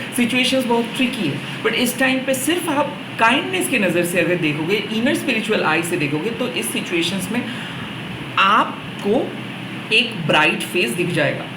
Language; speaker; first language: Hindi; non-native, local second language; Bangla